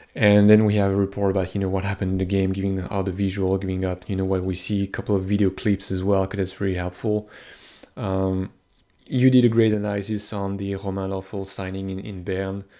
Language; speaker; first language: English; non-native, fluent; French